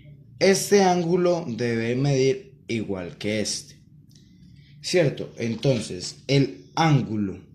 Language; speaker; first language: Spanish; native; Spanish